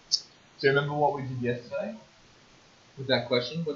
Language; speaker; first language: English; native; English